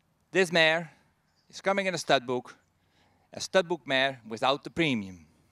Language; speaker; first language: English; non-native, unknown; Dutch